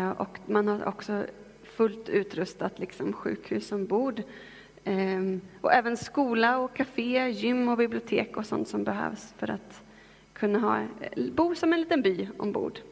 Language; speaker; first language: Swedish; native; Swedish